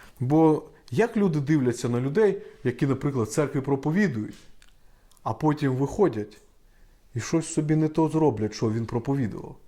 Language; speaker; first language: Ukrainian; non-native, local second language; Russian